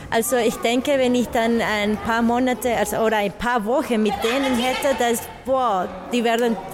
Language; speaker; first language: German; non-native, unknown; Spanish